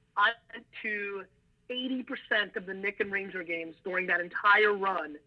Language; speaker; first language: English; early bilingual, other home language; Russian